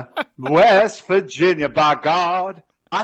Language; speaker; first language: English; native; English